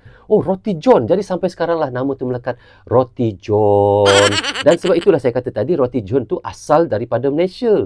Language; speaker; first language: Malay; native; Malay